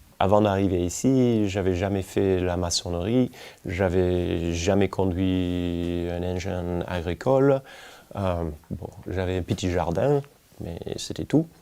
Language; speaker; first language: French; non-native, fluent; English